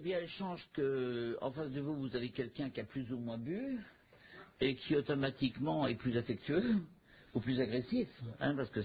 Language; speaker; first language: French; native; French